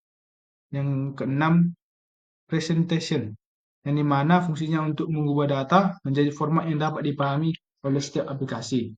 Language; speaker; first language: Indonesian; native; Indonesian